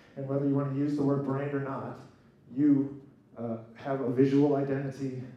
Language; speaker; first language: English; native; English